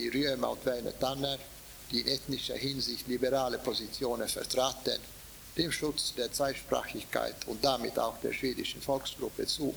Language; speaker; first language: German; non-native, fluent; Swedish